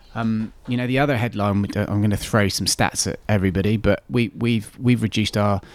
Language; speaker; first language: English; native; English